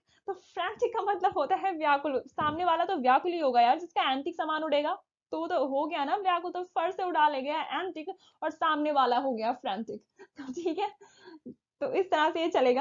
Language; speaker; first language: Hindi; native; Hindi